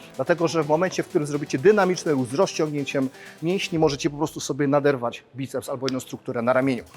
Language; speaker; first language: Polish; native; Polish